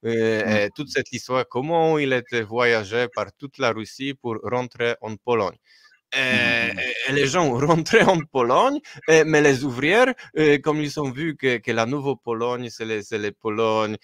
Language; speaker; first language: French; non-native, fluent; Polish